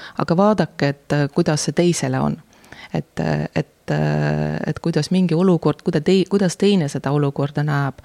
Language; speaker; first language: Estonian; non-native, local second language; Russian